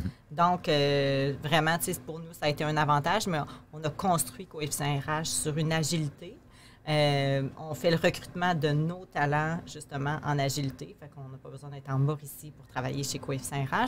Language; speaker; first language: French; native; French